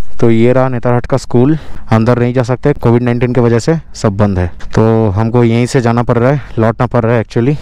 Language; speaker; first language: Hindi; non-native, local second language; Bangla